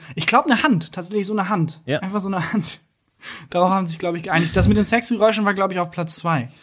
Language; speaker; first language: German; native; German